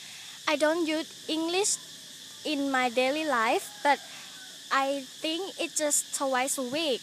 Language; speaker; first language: English; non-native, learner; Thai